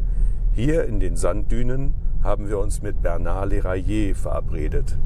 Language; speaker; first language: German; native; German